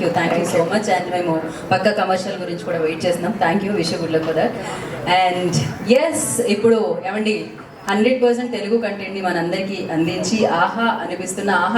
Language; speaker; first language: Telugu; native; Telugu